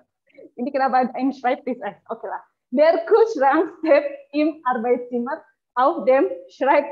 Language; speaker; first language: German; non-native, fluent; Indonesian